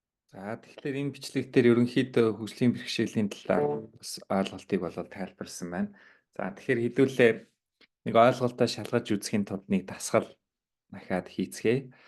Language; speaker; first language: Mongolian; native; Mongolian